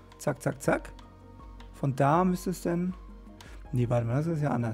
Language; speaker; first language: German; native; German